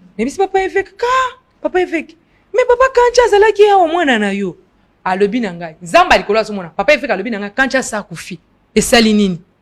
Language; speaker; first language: Lingala; non-native, local second language; Luba-Lulua